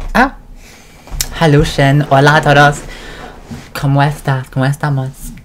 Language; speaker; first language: Spanish; non-native, learner; English